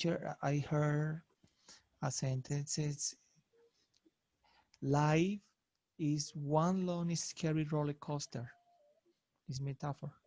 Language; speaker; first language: English; non-native, learner; Spanish